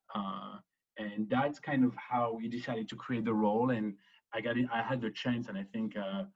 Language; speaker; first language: English; early bilingual, other home language; French